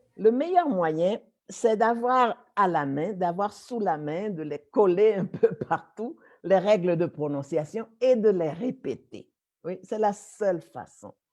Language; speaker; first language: French; native; French